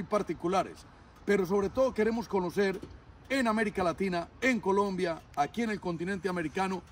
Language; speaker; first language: Spanish; native; Spanish